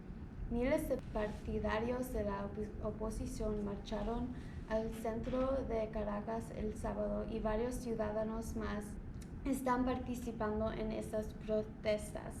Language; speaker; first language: Spanish; non-native, learner; English